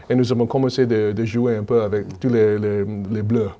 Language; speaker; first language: French; non-native, learner; English